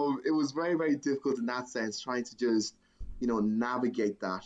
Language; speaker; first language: English; native; English